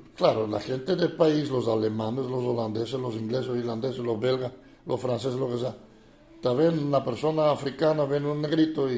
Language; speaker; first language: Spanish; non-native, fluent; Dutch